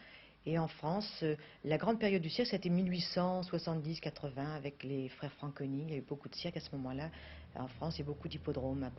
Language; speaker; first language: French; native; French